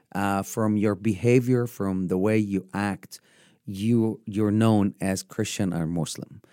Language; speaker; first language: English; non-native, fluent; Arabic